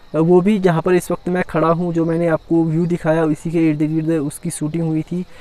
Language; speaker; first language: Hindi; native; Hindi